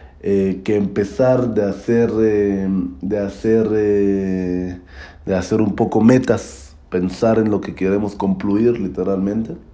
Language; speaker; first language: Spanish; non-native, learner; Hebrew